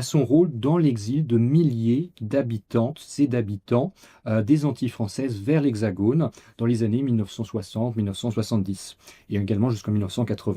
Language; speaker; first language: French; native; French